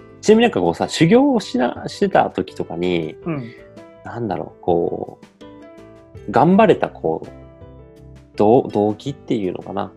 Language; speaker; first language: Japanese; native; Japanese